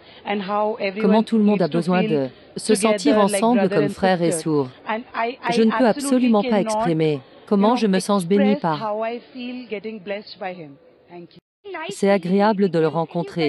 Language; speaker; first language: French; non-native, learner; Tibetan